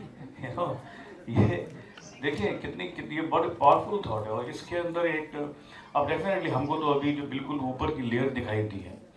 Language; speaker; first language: Hindi; native; Hindi